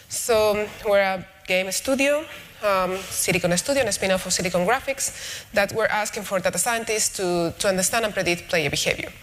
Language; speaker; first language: English; non-native, fluent; Spanish